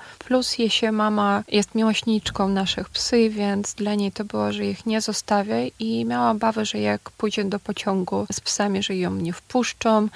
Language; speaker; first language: Polish; non-native, fluent; Ukrainian